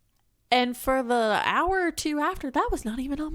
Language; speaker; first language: English; native; English